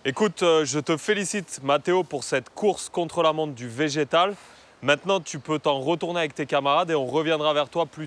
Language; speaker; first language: French; native; French